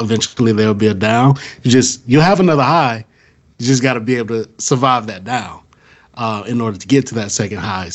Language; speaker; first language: English; native; English